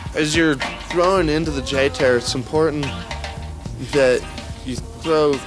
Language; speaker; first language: English; native; English